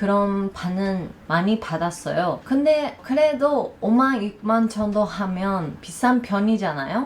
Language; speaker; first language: Korean; non-native, learner; Japanese